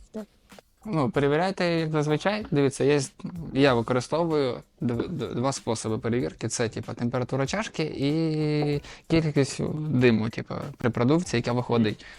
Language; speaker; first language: Ukrainian; non-native, local second language; Russian